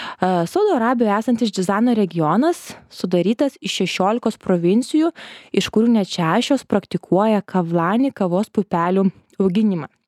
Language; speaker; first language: Lithuanian; native; Lithuanian